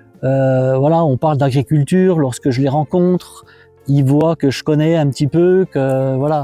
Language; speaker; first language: French; native; French